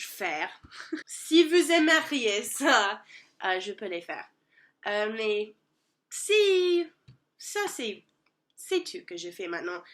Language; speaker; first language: French; non-native, learner; English